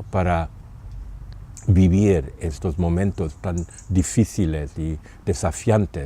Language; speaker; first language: Spanish; non-native, fluent; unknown